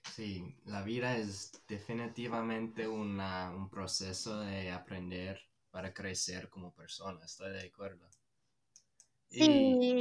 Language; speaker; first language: Spanish; non-native, fluent; English